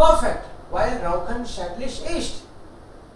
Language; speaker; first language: German; non-native, fluent; Hindi